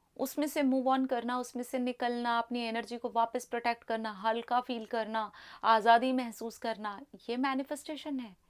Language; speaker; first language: Hindi; native; Hindi